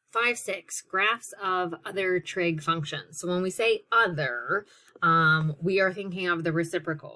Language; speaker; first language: English; native; English